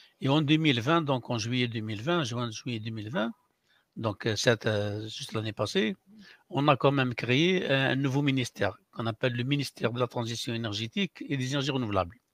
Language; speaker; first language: French; non-native, local second language; Arabic